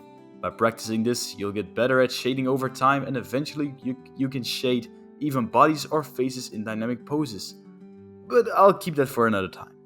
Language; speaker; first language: English; non-native, fluent; Dutch